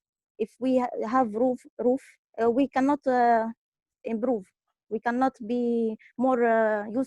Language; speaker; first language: English; non-native, learner; Arabic